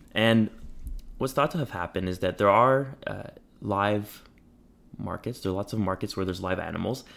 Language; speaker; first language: English; native; English